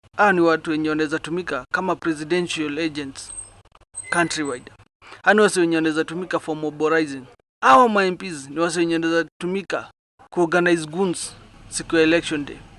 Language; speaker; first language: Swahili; native; Swahili